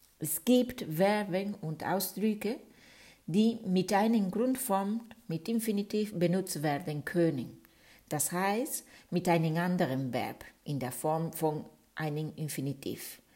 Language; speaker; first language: German; non-native, fluent; Spanish